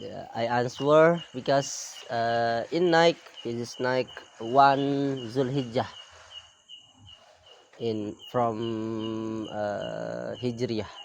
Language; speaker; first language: English; non-native, learner; Indonesian